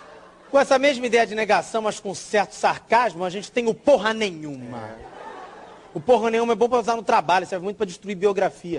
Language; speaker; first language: Portuguese; native; Portuguese